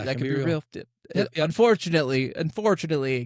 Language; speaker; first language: English; native; English